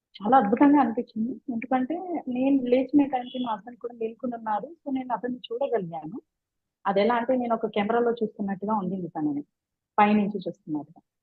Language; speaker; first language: Telugu; native; Telugu